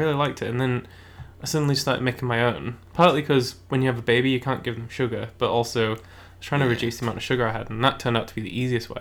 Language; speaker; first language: English; native; English